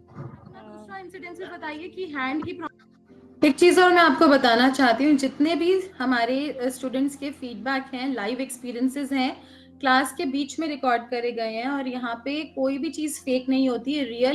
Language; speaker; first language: Hindi; native; Hindi